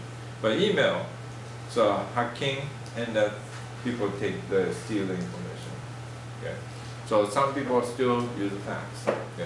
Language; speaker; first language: English; non-native, fluent; Japanese